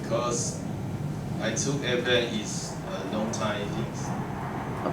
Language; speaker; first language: English; non-native, learner; Chinese